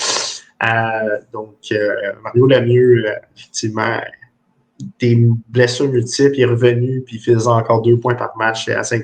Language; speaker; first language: French; native; French